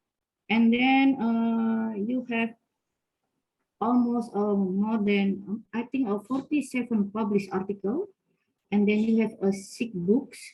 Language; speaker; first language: English; non-native, fluent; Indonesian